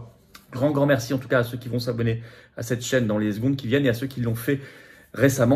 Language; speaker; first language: French; native; French